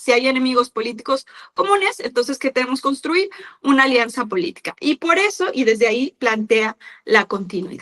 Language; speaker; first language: Spanish; native; Spanish